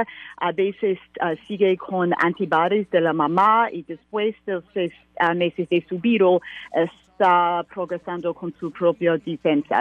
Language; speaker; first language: Spanish; non-native, learner; English